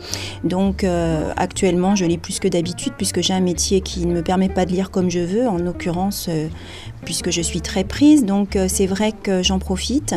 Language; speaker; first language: French; native; French